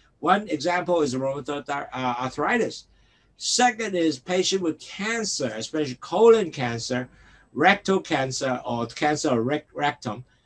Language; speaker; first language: English; non-native, local second language; Cantonese